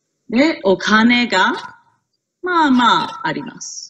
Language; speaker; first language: Japanese; non-native, fluent; English